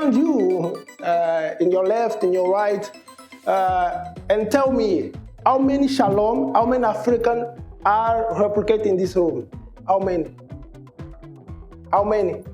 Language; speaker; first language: English; non-native, learner; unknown